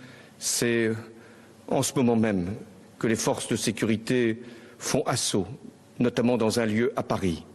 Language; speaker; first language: French; native; French